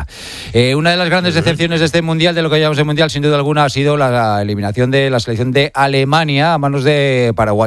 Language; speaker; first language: Spanish; native; Spanish